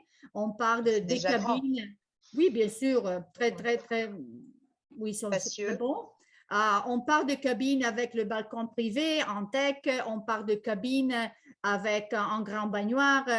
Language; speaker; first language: French; non-native, fluent; Italian